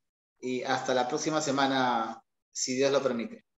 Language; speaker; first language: Spanish; native; Spanish